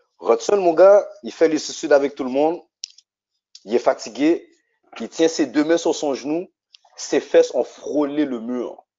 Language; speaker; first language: French; native; French